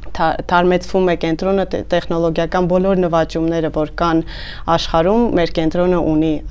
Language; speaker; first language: Armenian; native; Armenian